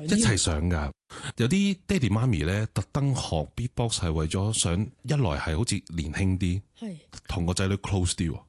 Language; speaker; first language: Cantonese; native; Cantonese